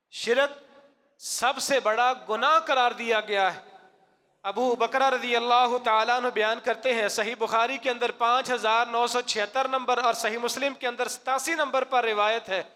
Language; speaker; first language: Urdu; non-native, local second language; Punjabi